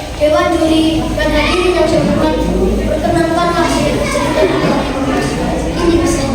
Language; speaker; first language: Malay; non-native, local second language; Javanese